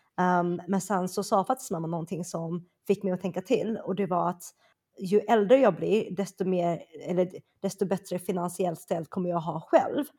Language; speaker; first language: Swedish; early bilingual, other home language; Chinese